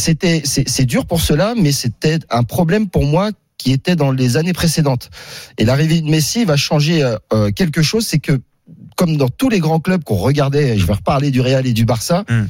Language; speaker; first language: French; native; French